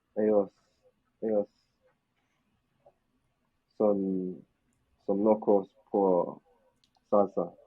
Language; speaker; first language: Spanish; non-native, learner; English